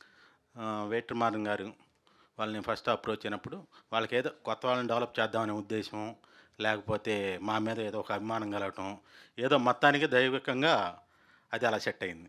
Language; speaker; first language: Telugu; native; Telugu